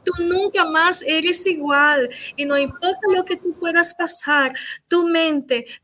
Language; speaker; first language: Spanish; early bilingual, other home language; Portuguese